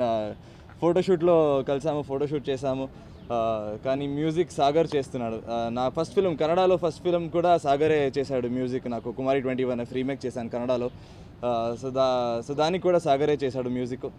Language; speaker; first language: Telugu; non-native, learner; Kannada